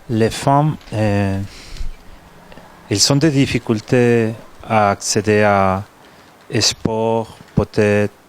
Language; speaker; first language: French; non-native, fluent; Spanish